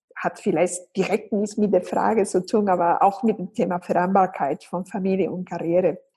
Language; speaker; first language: German; non-native, fluent; Spanish